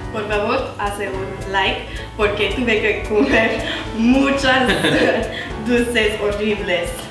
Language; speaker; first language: Spanish; non-native, learner; English